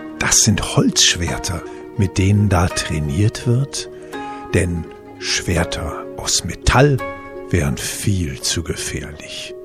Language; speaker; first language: German; native; German